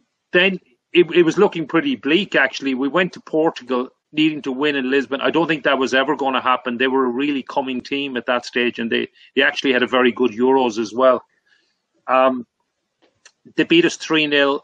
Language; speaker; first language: English; native; English